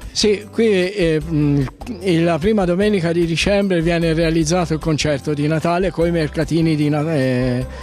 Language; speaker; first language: Italian; native; Italian